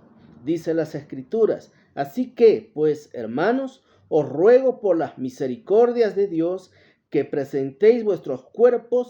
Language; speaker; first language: Spanish; native; Spanish